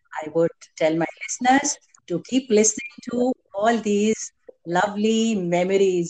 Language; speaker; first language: English; non-native, local second language; Hindi